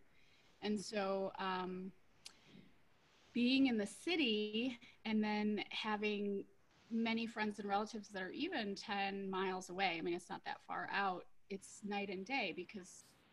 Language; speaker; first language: English; native; English